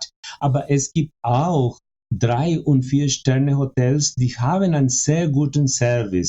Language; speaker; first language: German; non-native, fluent; Spanish